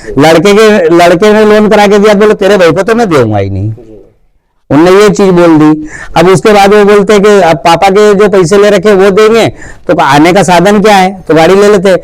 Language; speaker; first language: Hindi; native; Hindi